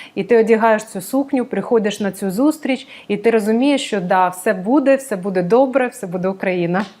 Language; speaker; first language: Ukrainian; non-native, local second language; Russian